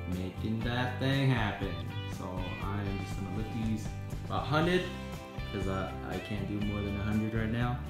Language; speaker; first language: English; native; English